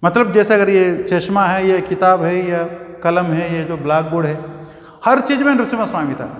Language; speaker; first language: Hindi; non-native, local second language; Telugu